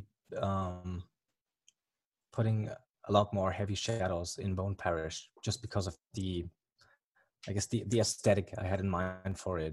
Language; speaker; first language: English; non-native, fluent; German